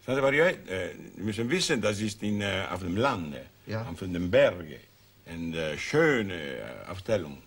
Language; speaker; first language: German; non-native, learner; Italian